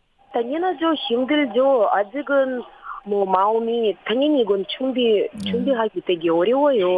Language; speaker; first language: Korean; non-native, learner; Russian